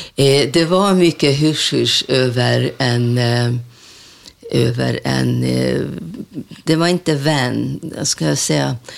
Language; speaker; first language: Swedish; non-native, fluent; Hungarian